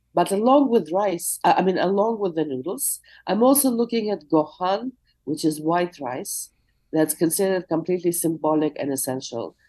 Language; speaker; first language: English; non-native, fluent; Russian